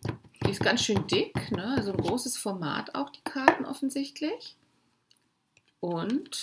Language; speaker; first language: German; native; German